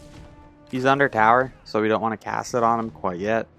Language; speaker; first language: English; native; English